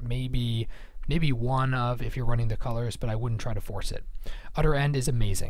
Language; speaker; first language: English; native; English